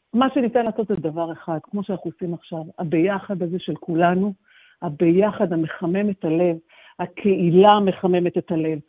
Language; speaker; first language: Hebrew; native; Hebrew